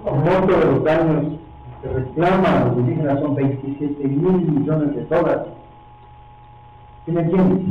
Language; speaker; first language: Spanish; native; Spanish